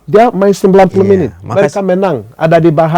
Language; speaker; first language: Indonesian; non-native, fluent; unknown